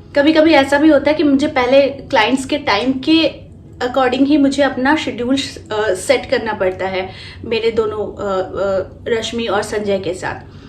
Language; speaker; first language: Hindi; non-native, local second language; Bangla